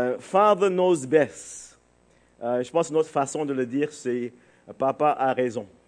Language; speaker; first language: French; non-native, fluent; English